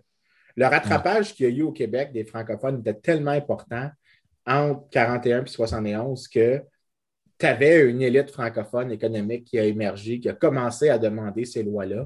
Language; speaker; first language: French; native; French